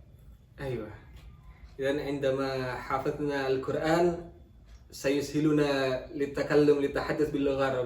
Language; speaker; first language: Arabic; non-native, learner; Indonesian